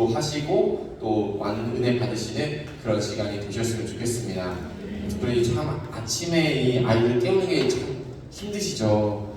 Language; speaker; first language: Korean; native; Korean